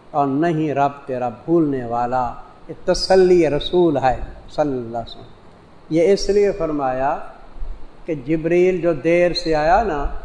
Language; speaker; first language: Urdu; non-native, local second language; Saraiki